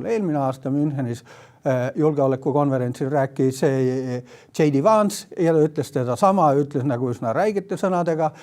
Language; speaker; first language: Estonian; native; Estonian